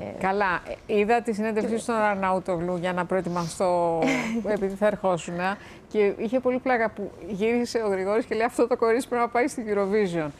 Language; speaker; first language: Greek; native; Greek